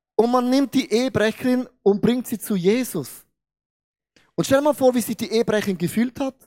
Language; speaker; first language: German; non-native, fluent; Portuguese